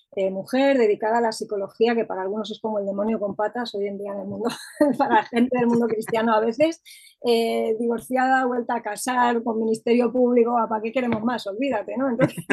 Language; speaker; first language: Spanish; native; Spanish